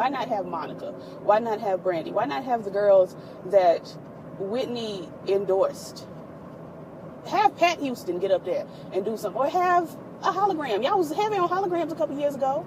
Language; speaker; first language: English; native; English